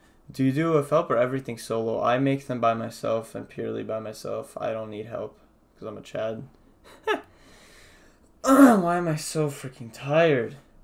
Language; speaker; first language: English; early bilingual, other home language; Russian